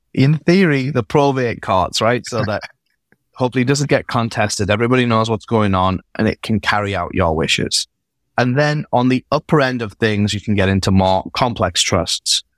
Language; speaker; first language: English; native; English